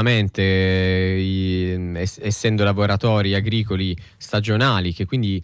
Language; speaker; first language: Italian; native; Italian